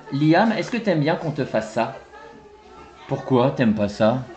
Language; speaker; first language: French; native; French